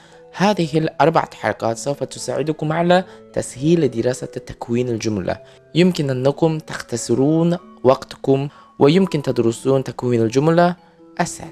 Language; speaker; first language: Arabic; non-native, fluent; Korean